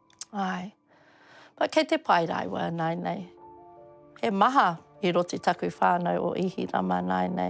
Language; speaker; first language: Māori; non-native, local second language; English